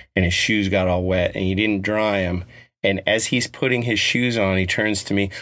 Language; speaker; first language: English; native; English